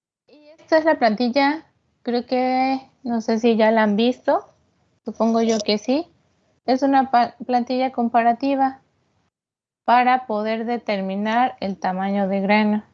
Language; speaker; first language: Spanish; native; Spanish